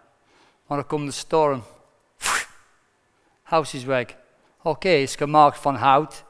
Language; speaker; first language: Dutch; non-native, fluent; English